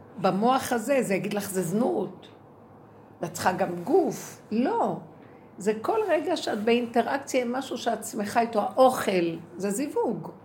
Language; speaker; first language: Hebrew; native; Hebrew